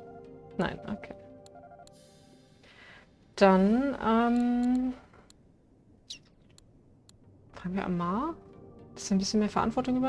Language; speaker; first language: German; native; German